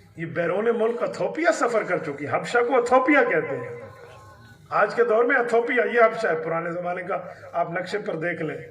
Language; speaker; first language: Urdu; non-native, local second language; Saraiki